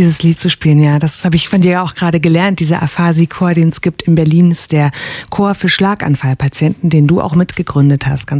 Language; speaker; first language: German; native; German